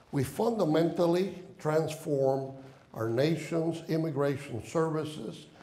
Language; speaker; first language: English; non-native, fluent; Spanish